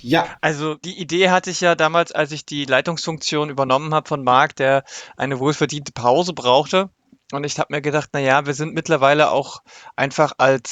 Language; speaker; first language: German; native; German